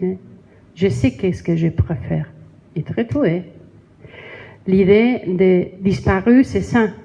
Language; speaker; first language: French; non-native, learner; Spanish